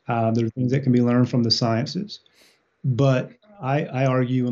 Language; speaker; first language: English; native; English